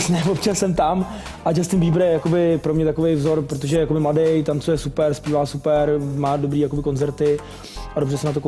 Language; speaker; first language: Czech; native; Czech